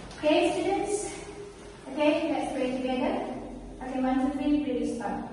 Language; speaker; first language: English; non-native, fluent; Indonesian